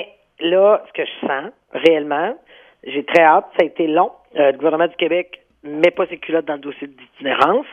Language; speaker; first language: French; native; French